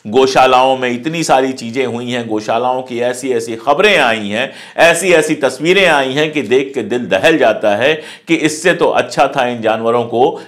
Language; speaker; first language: Hindi; native; Hindi